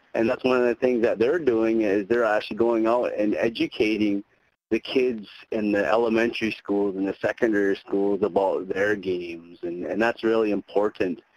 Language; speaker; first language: English; native; English